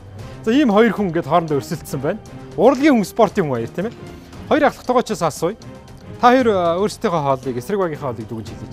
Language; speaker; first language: Mongolian; native; Mongolian